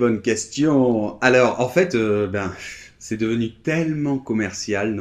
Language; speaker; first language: French; native; French